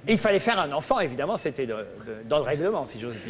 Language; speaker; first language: French; native; French